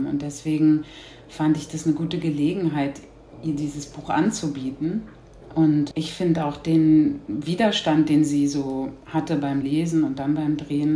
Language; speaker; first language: German; native; German